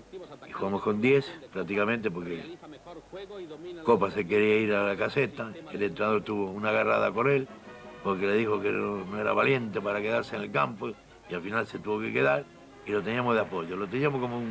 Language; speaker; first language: Spanish; native; Spanish